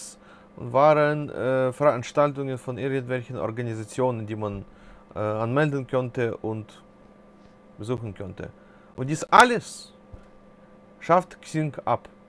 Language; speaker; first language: German; non-native, fluent; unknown